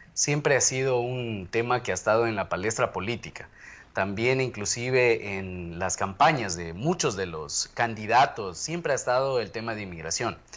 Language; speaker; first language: Spanish; native; Spanish